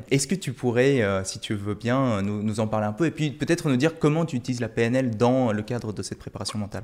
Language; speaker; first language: French; early bilingual, other home language; Korean